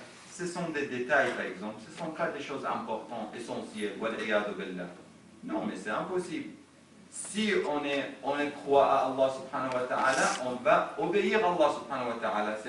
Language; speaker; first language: French; non-native, fluent; Arabic